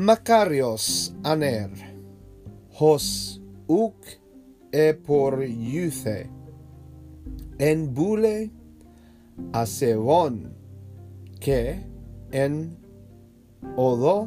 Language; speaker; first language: Greek; non-native, learner; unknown